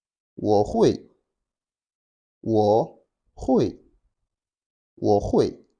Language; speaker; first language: Chinese; non-native, fluent; Wolof